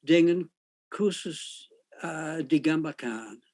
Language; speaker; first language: Indonesian; non-native, fluent; English